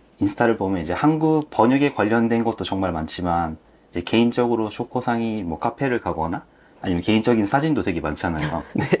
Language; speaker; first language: Korean; native; Korean